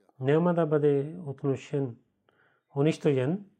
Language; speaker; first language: Bulgarian; non-native, learner; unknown